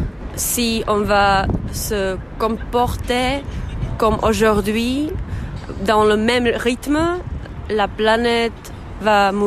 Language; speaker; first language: French; non-native, fluent; Czech